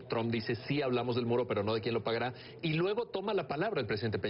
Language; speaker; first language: Spanish; native; Spanish